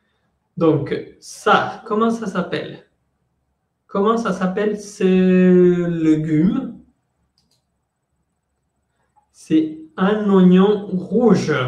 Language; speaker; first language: French; non-native, fluent; Spanish